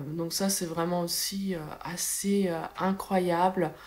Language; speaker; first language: French; native; French